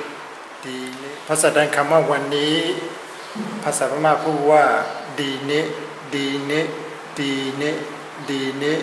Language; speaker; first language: Thai; non-native, fluent; Burmese